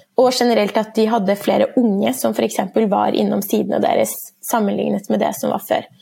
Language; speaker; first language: Norwegian; early bilingual, other home language; Persian